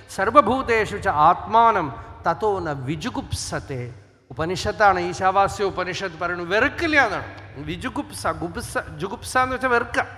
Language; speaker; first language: Malayalam; non-native, local second language; Tamil